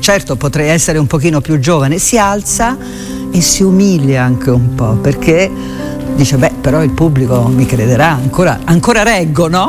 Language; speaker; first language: Italian; native; Italian